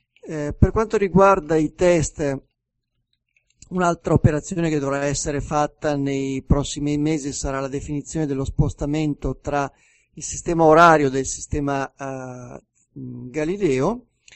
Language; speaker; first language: Italian; native; Italian